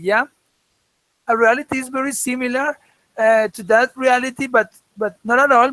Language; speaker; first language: English; non-native, fluent; Spanish